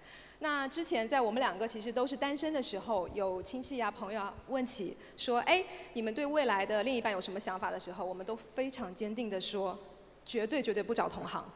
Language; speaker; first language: Chinese; native; Chinese